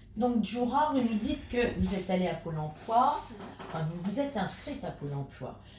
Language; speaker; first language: French; native; French